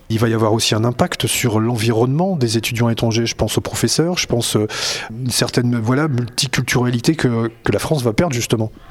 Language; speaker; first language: French; native; French